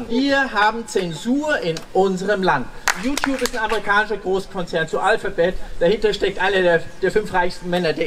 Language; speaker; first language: German; native; German